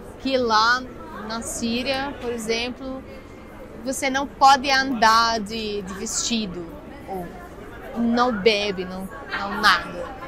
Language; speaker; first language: Portuguese; non-native, fluent; Arabic